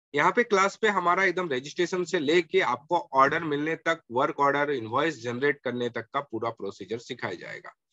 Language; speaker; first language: Hindi; non-native, local second language; Marathi